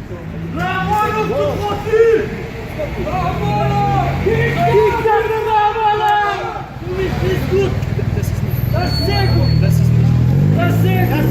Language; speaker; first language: German; non-native, learner; Tajik